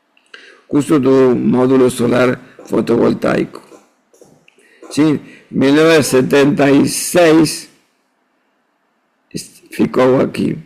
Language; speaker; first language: Portuguese; non-native, fluent; Spanish